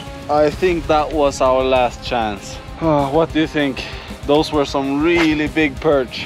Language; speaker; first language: English; non-native, fluent; Swedish